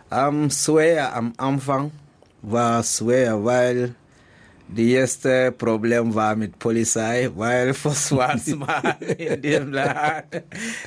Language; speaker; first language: German; non-native, learner; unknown